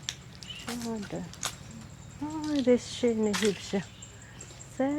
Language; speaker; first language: German; non-native, learner; Filipino